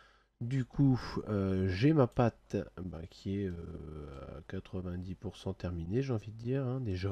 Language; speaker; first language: French; native; French